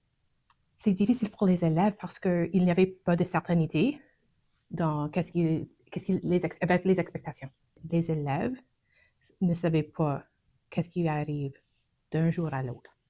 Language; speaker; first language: French; non-native, fluent; English